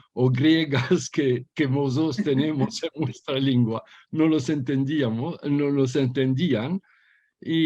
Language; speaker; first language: Spanish; early bilingual, heritage; Ladino